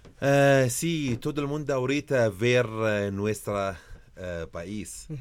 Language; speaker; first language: Spanish; non-native, learner; Arabic